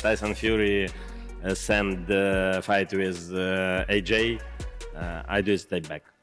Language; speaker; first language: English; non-native, learner; Ukrainian